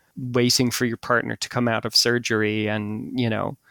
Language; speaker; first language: English; native; English